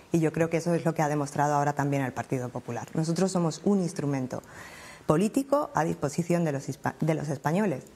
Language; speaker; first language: Spanish; native; Spanish